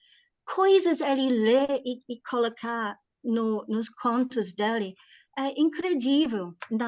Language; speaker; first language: Portuguese; non-native, learner; English